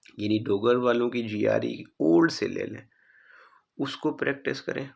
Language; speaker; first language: Urdu; non-native, local second language; Punjabi